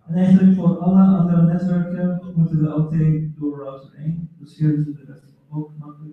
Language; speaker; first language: Dutch; non-native, fluent; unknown